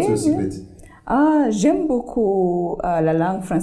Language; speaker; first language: French; non-native, learner; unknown